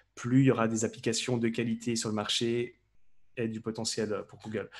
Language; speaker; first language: French; native; French